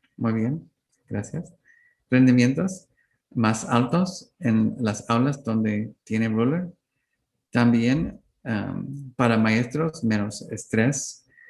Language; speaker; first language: Spanish; non-native, learner; English